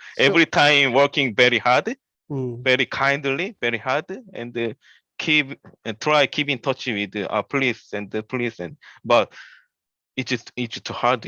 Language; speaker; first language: English; non-native, learner; Korean